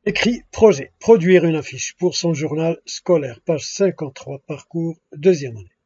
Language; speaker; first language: French; non-native, local second language; Arabic